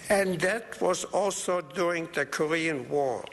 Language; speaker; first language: English; non-native, fluent; Polish